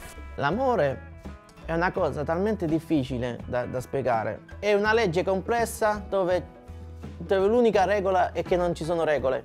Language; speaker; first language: Italian; native; Italian